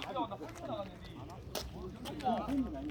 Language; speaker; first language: Korean; native; Korean